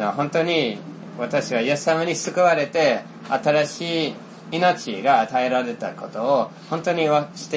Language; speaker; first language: Japanese; non-native, fluent; Finnish